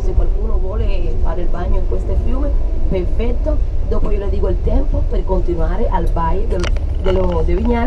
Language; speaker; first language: Italian; non-native, fluent; Spanish